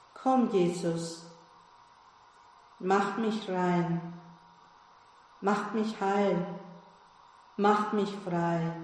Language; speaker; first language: German; non-native, fluent; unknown